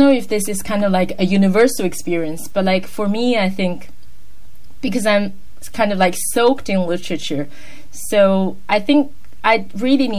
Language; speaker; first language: English; non-native, fluent; Chinese